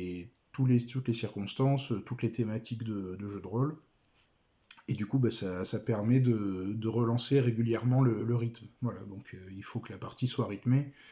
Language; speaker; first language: French; native; French